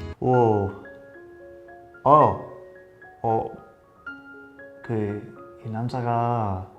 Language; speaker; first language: Korean; non-native, fluent; English